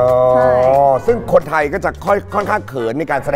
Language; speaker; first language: Thai; native; Thai